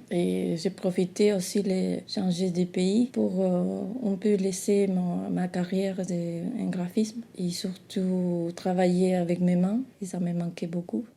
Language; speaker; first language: French; non-native, fluent; Spanish